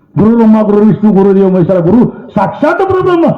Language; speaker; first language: Hindi; non-native, local second language; Marathi